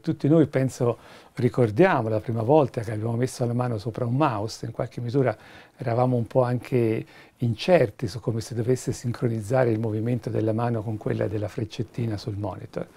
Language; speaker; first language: Italian; native; Italian